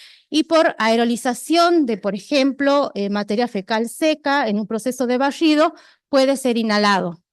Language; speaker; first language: Spanish; native; Spanish